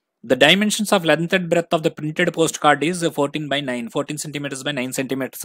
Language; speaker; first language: English; non-native, local second language; Telugu